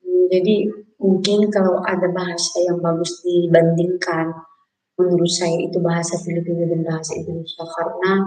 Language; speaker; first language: Indonesian; non-native, fluent; Filipino